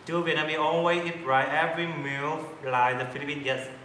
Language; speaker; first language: English; non-native, learner; Vietnamese